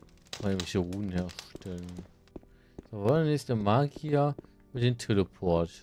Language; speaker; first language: German; native; German